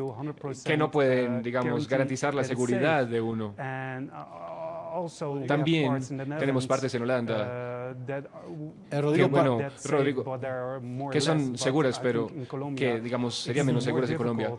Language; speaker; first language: Spanish; non-native, fluent; Dutch